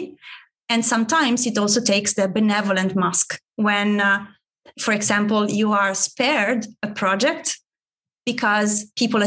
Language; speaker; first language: English; non-native, fluent; Italian